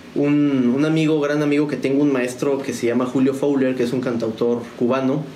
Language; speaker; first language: Spanish; native; Spanish